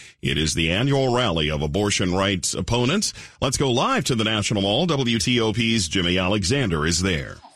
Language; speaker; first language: English; native; English